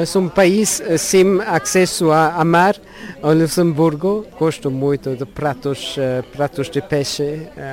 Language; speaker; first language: Portuguese; non-native, learner; Luxembourgish